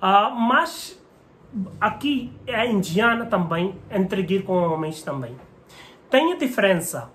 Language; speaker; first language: Portuguese; non-native, learner; Hindi